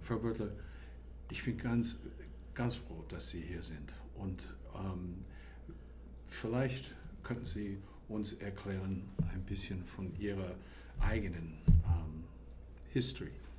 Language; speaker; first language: German; non-native, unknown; English